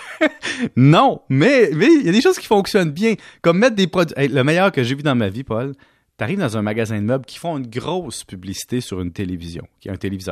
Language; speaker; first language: French; native; French